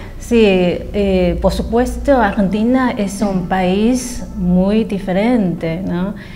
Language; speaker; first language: Spanish; non-native, fluent; Chinese